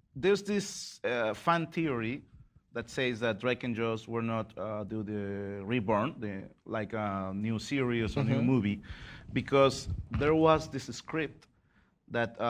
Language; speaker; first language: English; non-native, fluent; Spanish